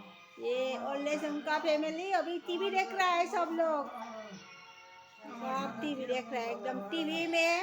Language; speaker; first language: Hindi; non-native, local second language; Assamese